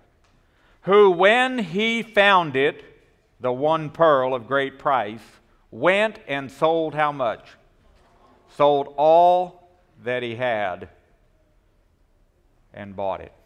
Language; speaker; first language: English; native; English